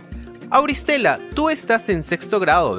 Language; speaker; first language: Spanish; native; Spanish